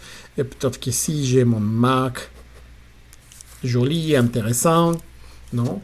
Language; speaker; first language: French; non-native, fluent; Spanish